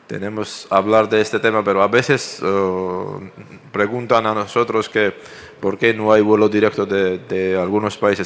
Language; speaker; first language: Spanish; non-native, fluent; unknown